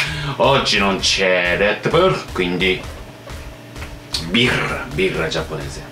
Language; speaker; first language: Italian; non-native, learner; Japanese